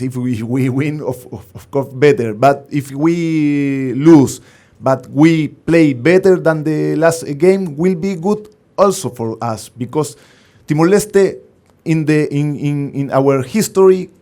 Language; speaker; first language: English; non-native, learner; Spanish